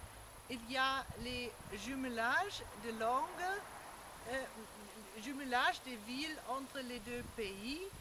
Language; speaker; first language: French; non-native, fluent; German